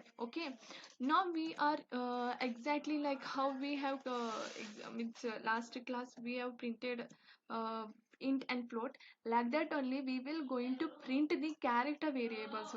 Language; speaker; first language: English; non-native, local second language; Hindi